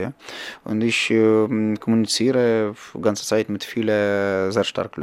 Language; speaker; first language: German; non-native, learner; Ukrainian